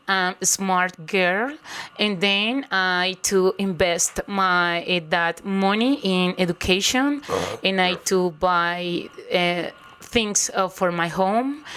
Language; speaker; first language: English; non-native, learner; Spanish